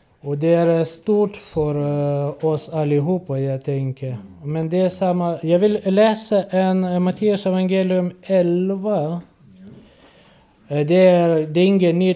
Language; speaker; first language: Swedish; non-native, learner; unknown